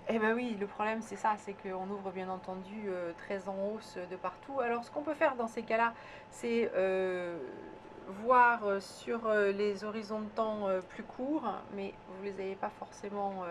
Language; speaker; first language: French; native; French